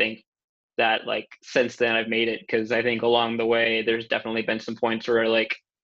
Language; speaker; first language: English; native; English